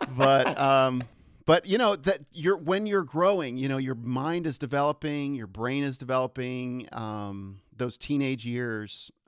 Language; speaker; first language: English; early bilingual, other home language; German